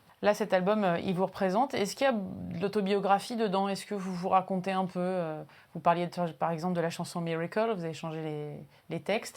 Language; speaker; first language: French; native; French